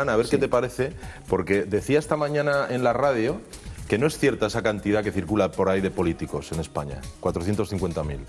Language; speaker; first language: Spanish; native; Spanish